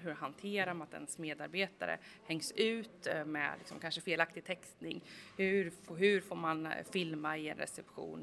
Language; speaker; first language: Swedish; native; Swedish